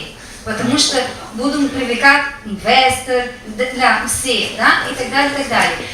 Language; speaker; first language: Russian; non-native, fluent; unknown